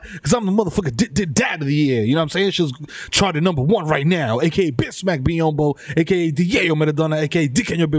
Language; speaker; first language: English; early bilingual, other home language; Spanish